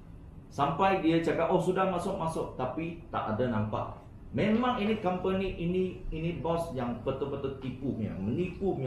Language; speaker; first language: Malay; non-native, local second language; Chinese